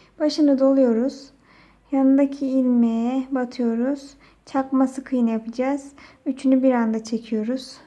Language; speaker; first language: Turkish; native; Turkish